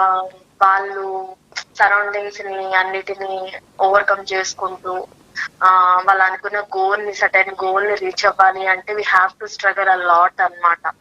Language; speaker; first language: Telugu; native; Telugu